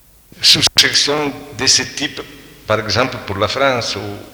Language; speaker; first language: French; non-native, fluent; Italian